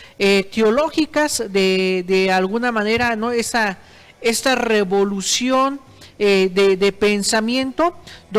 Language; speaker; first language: Spanish; native; Spanish